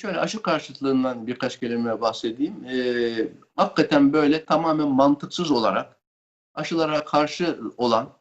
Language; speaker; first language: Turkish; native; Turkish